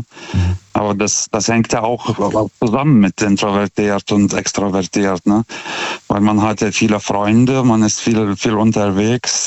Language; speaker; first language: German; non-native, fluent; Lithuanian